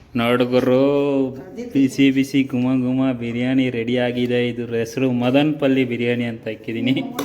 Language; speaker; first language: Kannada; non-native, local second language; Telugu